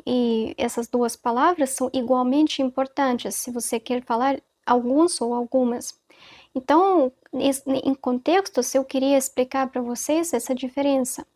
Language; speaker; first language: Portuguese; non-native, fluent; Russian